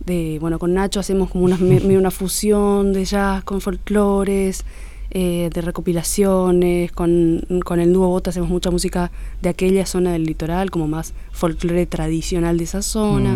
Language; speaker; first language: Spanish; native; Spanish